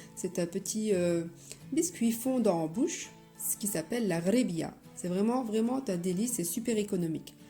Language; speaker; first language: French; non-native, local second language; Arabic